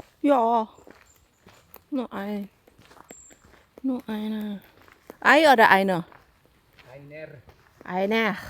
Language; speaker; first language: German; non-native, learner; Thai